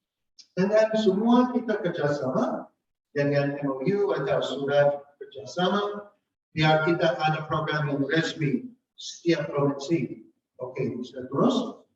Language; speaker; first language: Indonesian; non-native, fluent; English